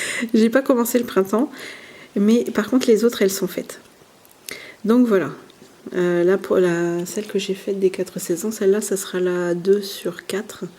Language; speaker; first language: French; native; French